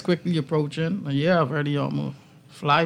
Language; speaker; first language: English; native; English